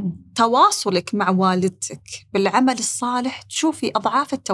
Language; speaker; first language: Arabic; native; Arabic